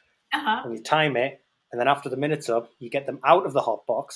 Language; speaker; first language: English; native; English